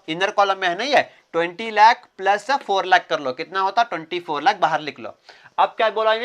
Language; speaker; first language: Hindi; non-native, local second language; Kannada